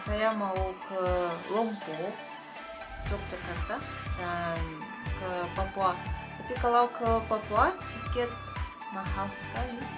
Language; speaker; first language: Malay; non-native, learner; Russian